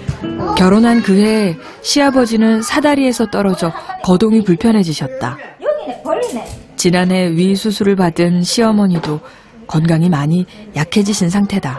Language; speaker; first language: Korean; native; Korean